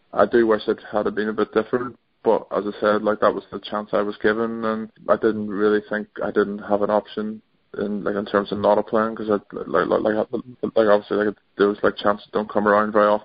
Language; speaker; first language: English; native; English